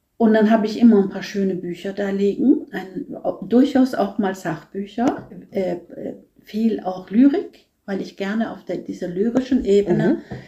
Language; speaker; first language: German; non-native, fluent; Norwegian